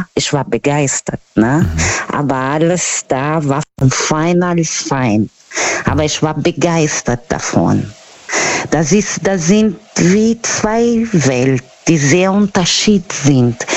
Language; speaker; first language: German; non-native, learner; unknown